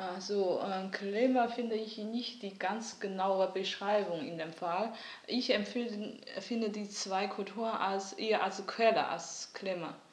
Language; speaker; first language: German; non-native, fluent; Chinese